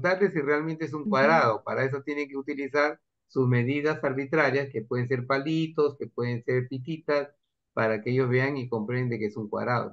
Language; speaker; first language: Spanish; native; Spanish